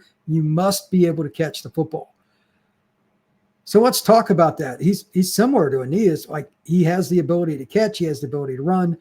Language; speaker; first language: English; native; English